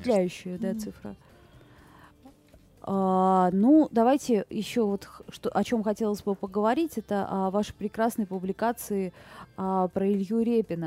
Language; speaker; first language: Russian; native; Russian